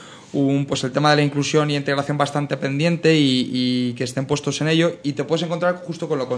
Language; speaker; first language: Spanish; native; Spanish